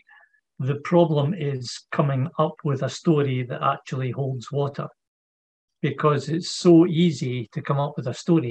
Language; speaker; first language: English; native; English